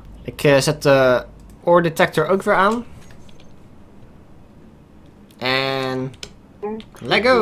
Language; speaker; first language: Dutch; native; Dutch